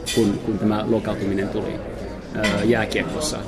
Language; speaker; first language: Finnish; non-native, fluent; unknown